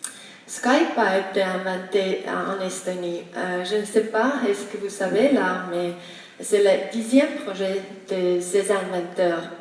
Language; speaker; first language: French; non-native, fluent; Estonian